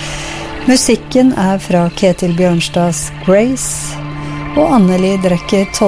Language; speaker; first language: Norwegian; native; Norwegian